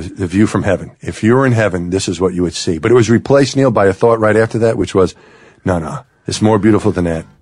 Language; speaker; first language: English; native; English